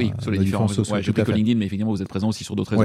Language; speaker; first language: French; native; French